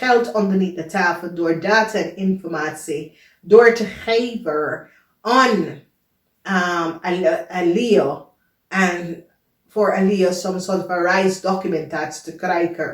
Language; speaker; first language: Dutch; non-native, fluent; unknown